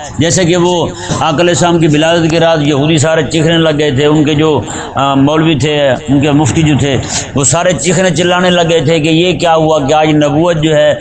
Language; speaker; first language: Urdu; non-native, local second language; Punjabi